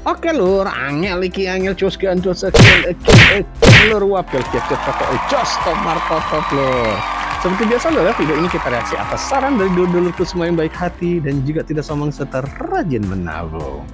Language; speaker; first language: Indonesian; non-native, local second language; Javanese